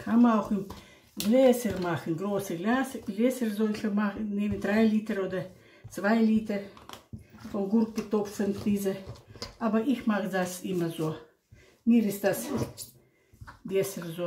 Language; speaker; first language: German; non-native, local second language; Russian